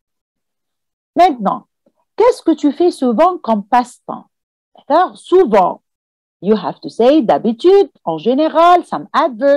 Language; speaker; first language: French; non-native, fluent; Arabic